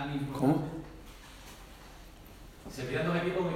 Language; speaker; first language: Spanish; native; Spanish